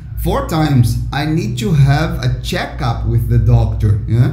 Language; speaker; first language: English; non-native, fluent; Portuguese